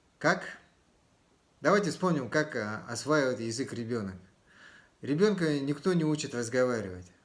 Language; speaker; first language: Russian; native; Russian